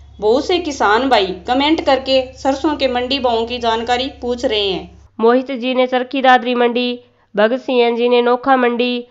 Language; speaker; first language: Hindi; native; Hindi